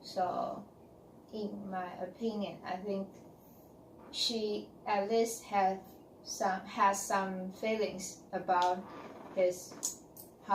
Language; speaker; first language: English; non-native, learner; Chinese